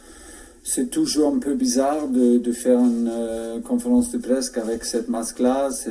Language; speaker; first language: French; non-native, fluent; German